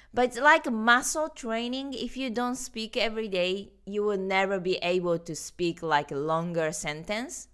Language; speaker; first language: English; non-native, learner; Japanese